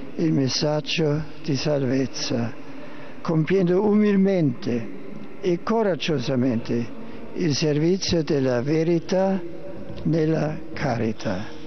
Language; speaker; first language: Italian; non-native, fluent; German